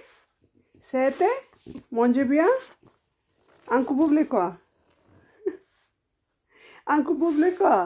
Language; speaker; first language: French; non-native, learner; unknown